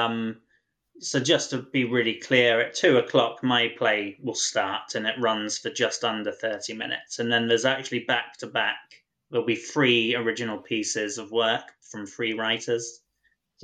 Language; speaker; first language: English; native; English